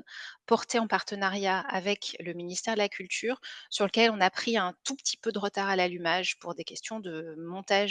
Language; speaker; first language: French; native; French